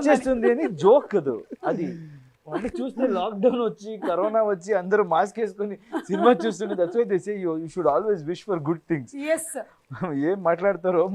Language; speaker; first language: Telugu; non-native, fluent; Kannada